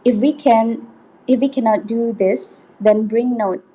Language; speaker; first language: English; non-native, fluent; Indonesian